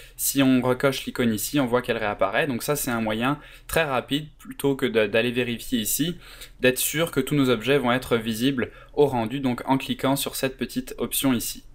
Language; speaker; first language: French; native; French